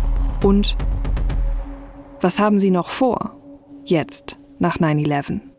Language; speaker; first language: German; native; German